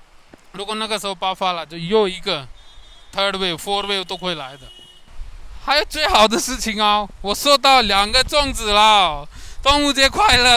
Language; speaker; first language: Chinese; non-native, learner; Hindi